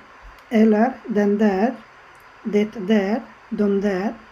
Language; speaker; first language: Swedish; non-native, learner; Bangla